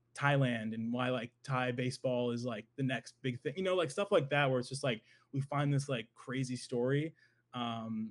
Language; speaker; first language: English; native; English